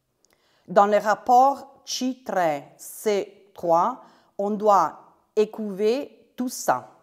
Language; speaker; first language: French; non-native, fluent; Italian